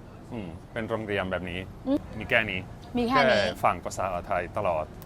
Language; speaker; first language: Thai; non-native, learner; Spanish